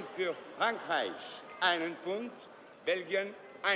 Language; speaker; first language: German; non-native, fluent; Italian